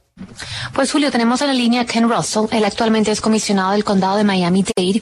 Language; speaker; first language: Spanish; native; Spanish